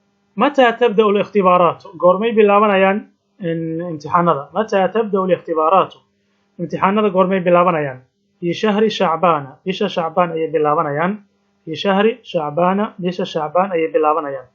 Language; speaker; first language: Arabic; non-native, fluent; Somali